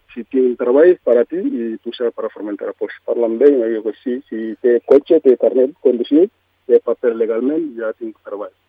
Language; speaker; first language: Catalan; non-native, learner; Mandingo